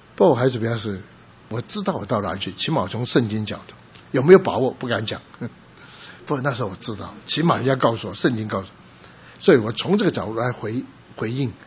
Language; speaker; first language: Chinese; non-native, local second language; Cantonese